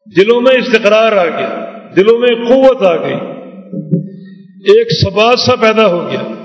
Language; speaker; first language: Urdu; native; Urdu